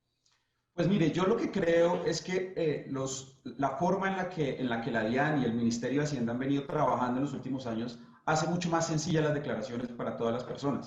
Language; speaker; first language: Spanish; native; Spanish